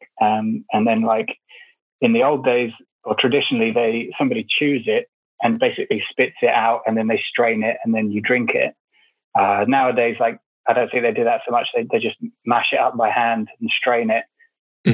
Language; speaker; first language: English; native; English